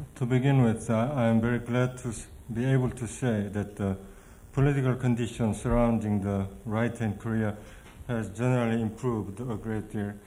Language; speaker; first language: English; non-native, fluent; Korean